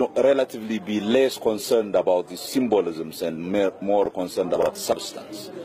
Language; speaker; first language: English; non-native, local second language; Amharic